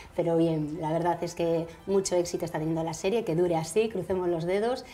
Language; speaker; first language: Spanish; native; Spanish